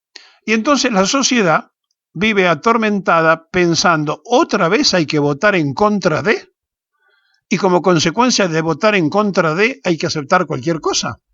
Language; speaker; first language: Spanish; native; Spanish